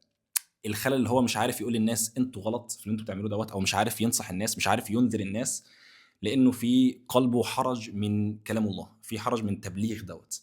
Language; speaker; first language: Arabic; native; Arabic